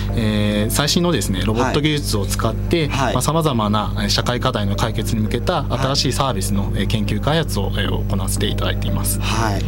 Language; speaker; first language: Japanese; native; Japanese